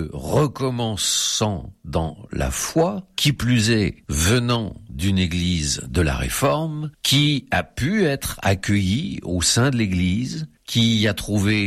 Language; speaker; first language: French; native; French